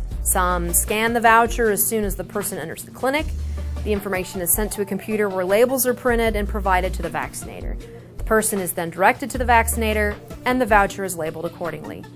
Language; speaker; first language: English; native; English